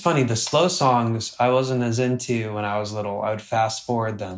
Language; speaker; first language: English; native; English